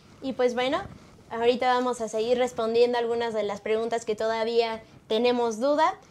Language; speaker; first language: Spanish; native; Spanish